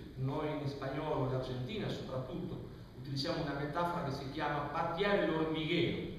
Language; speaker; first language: Italian; non-native, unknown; Spanish